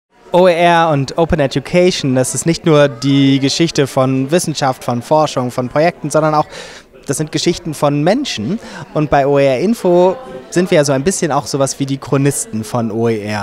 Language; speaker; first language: German; native; German